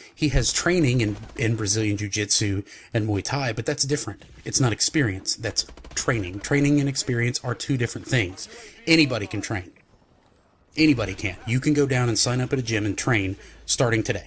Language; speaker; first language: English; native; English